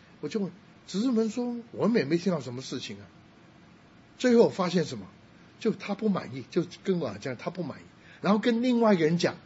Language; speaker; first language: Chinese; non-native, local second language; Cantonese